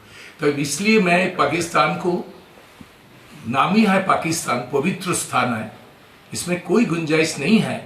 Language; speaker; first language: Hindi; non-native, local second language; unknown